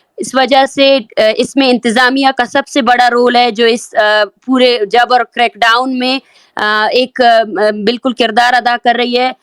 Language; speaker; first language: Urdu; non-native, local second language; Baluchi